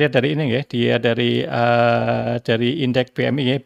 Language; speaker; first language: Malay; non-native, local second language; Javanese